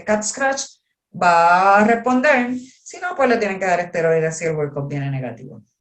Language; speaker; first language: Spanish; native; Spanish